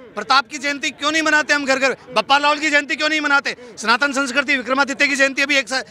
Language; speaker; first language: Hindi; native; Hindi